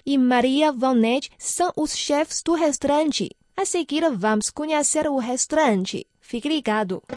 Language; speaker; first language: Portuguese; non-native, fluent; Chinese